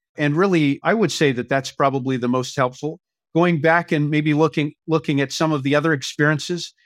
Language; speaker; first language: English; native; English